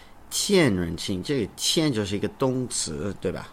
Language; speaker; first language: Chinese; non-native, learner; English